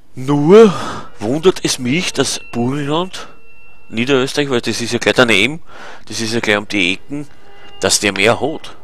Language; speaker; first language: German; native; German